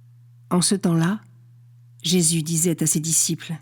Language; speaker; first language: French; native; French